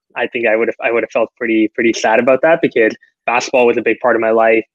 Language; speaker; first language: English; early bilingual, other home language; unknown